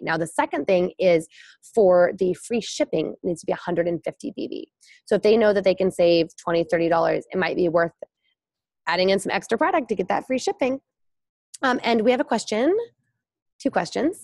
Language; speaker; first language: English; native; English